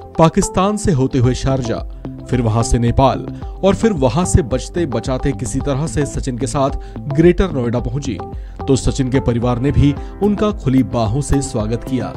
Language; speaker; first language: Hindi; native; Hindi